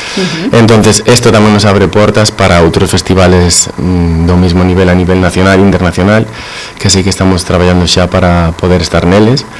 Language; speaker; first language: Galician; non-native, local second language; Spanish